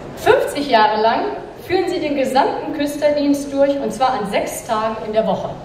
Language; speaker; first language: German; native; German